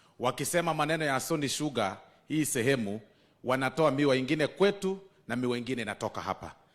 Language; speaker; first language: Swahili; non-native, local second language; Gusii